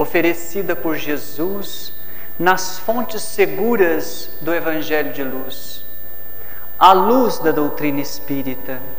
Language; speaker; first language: Portuguese; native; Portuguese